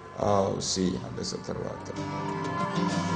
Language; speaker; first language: Italian; non-native, learner; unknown